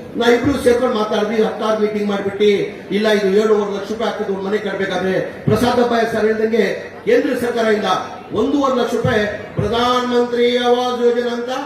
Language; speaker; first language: Kannada; non-native, local second language; Urdu